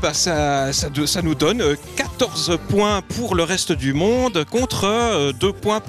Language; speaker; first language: French; native; French